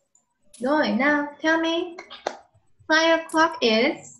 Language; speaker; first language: English; non-native, learner; Vietnamese